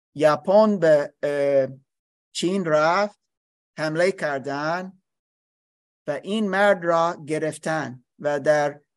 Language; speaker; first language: Persian; non-native, learner; English